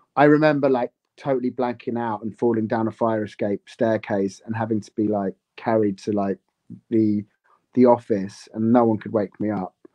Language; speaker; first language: English; native; English